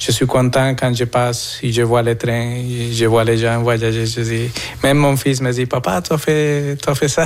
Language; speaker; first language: French; non-native, fluent; Spanish